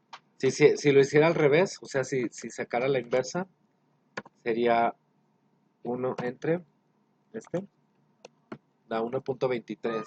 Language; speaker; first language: Spanish; native; Spanish